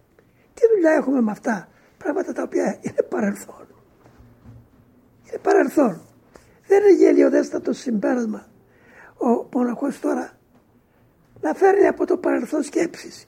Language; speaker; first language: Greek; native; Greek